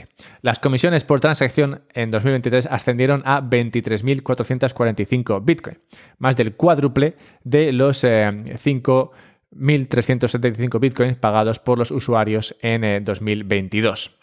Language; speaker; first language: Spanish; native; Spanish